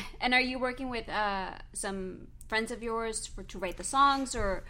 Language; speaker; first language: English; early bilingual, other home language; Spanish